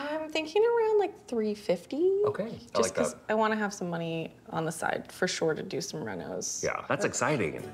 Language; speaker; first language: English; native; English